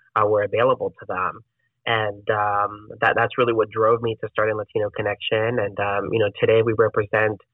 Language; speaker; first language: English; non-native, fluent; Spanish